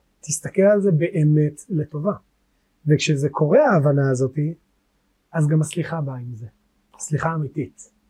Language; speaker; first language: Hebrew; native; Hebrew